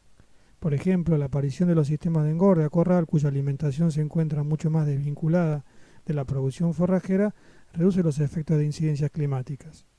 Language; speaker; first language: Spanish; native; Spanish